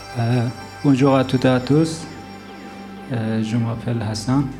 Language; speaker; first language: French; non-native, learner; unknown